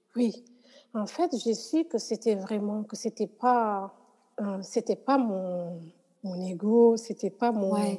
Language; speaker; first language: French; non-native, local second language; Wolof